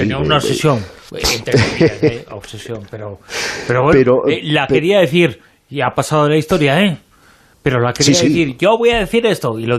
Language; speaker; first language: Spanish; native; Spanish